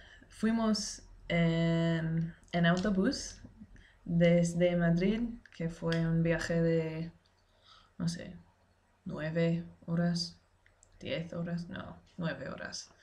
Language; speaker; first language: Spanish; non-native, learner; English